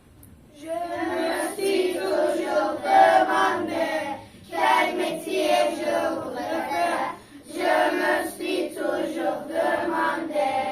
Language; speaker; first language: French; non-native, learner; Turkish